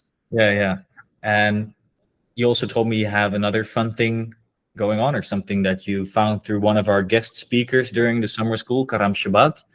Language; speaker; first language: English; non-native, fluent; Dutch